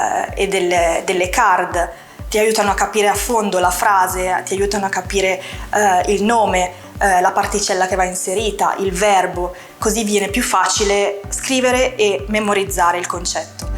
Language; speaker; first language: Italian; native; Italian